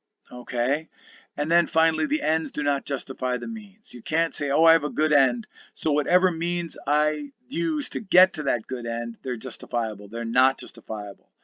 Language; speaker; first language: English; native; English